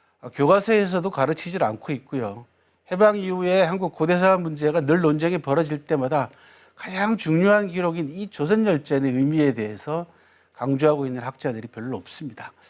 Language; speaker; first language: Korean; native; Korean